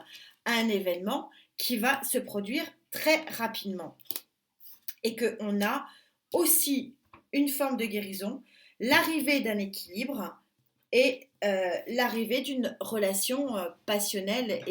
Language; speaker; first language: French; native; French